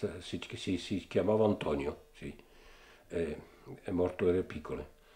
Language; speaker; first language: Italian; early bilingual, heritage; Italian